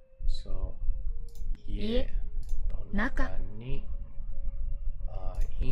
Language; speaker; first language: Japanese; non-native, learner; English